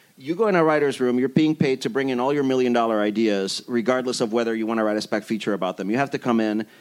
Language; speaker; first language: English; early bilingual, other home language; Spanish